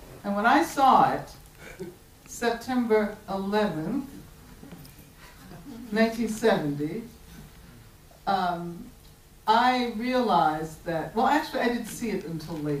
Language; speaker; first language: English; native; English